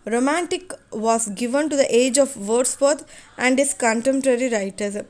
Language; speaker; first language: English; non-native, local second language; Tamil